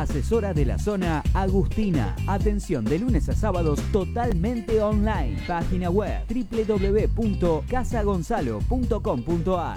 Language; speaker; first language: Spanish; native; Spanish